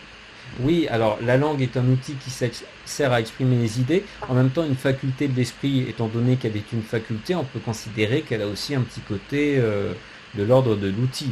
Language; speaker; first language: French; native; French